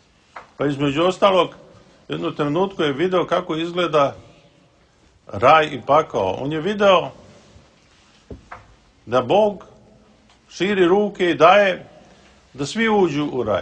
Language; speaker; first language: Serbian; native; Serbian